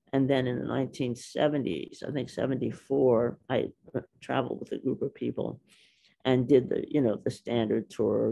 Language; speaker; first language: English; native; English